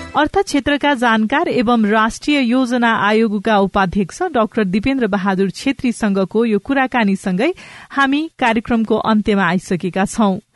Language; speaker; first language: Nepali; non-native, local second language; Maithili